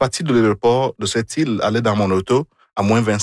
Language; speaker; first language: French; non-native, fluent; Igbo